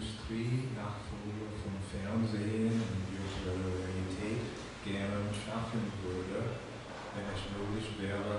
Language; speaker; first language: German; non-native, fluent; English